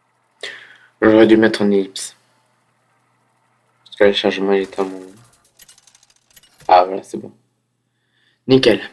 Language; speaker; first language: French; native; French